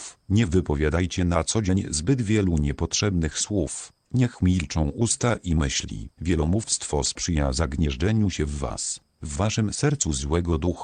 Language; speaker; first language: Polish; native; Polish